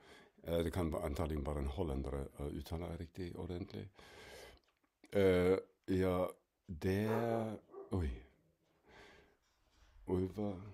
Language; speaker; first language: Swedish; non-native, fluent; German